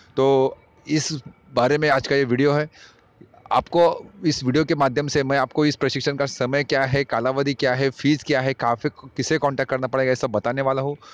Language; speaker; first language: Hindi; non-native, local second language; Marathi